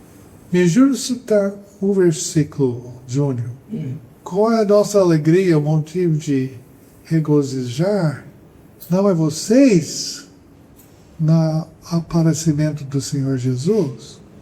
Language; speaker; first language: Portuguese; non-native, fluent; English